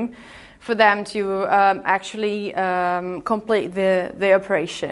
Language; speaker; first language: English; non-native, fluent; Portuguese